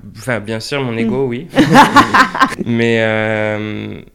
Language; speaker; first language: French; native; French